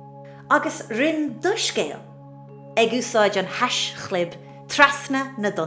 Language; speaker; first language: Irish; non-native, local second language; English